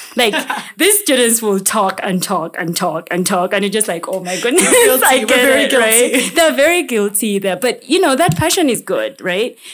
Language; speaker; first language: English; non-native, local second language; Ganda